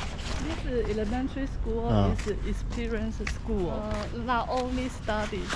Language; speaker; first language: English; non-native, learner; Chinese